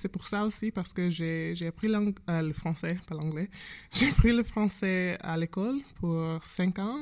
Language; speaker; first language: French; non-native, learner; English